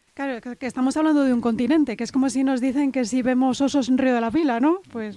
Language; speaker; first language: Spanish; native; Spanish